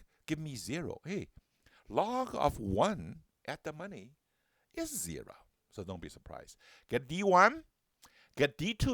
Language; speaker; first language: English; non-native, fluent; Chinese